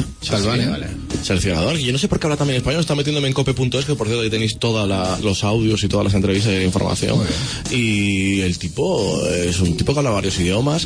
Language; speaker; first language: Spanish; native; Spanish